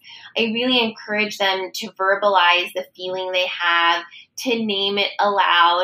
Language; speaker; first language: English; native; English